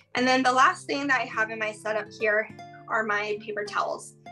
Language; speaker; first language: English; native; English